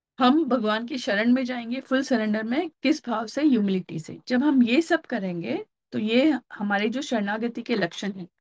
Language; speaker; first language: Hindi; non-native, local second language; Marathi